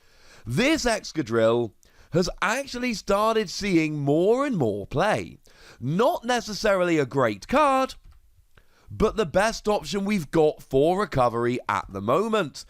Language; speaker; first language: English; native; English